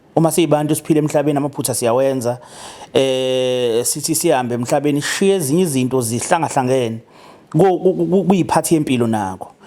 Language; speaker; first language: Zulu; native; Zulu